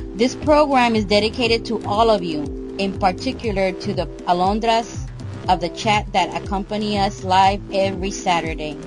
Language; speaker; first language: English; non-native, local second language; Spanish